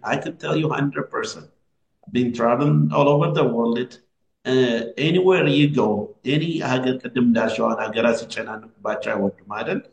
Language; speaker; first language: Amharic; native; Amharic